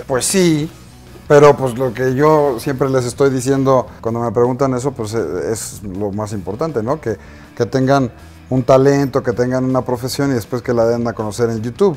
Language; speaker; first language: Spanish; native; Spanish